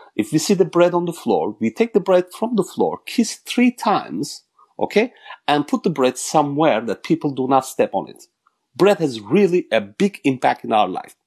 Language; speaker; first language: English; non-native, fluent; Turkish